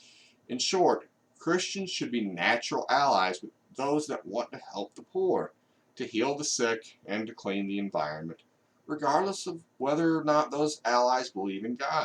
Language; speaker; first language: English; native; English